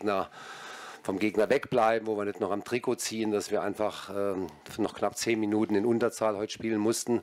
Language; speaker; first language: German; native; German